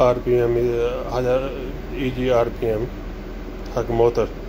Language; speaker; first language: Arabic; non-native, learner; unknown